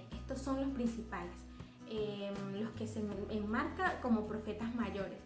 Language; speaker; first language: Spanish; native; Spanish